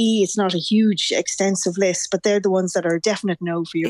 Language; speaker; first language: English; native; English